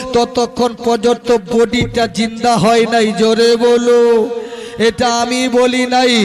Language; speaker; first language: Bangla; non-native, local second language; Urdu